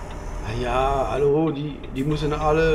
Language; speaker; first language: German; non-native, fluent; French